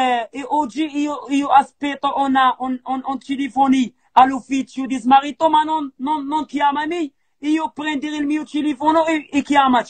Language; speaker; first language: Italian; non-native, learner; Arabic